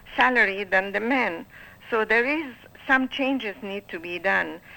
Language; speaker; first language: English; non-native, fluent; Arabic